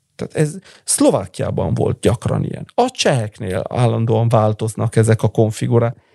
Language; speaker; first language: Hungarian; early bilingual, heritage; Italian